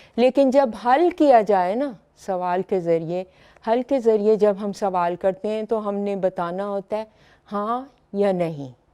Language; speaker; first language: Urdu; native; Urdu